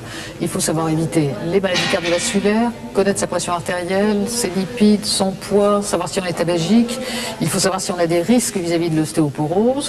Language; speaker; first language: French; native; French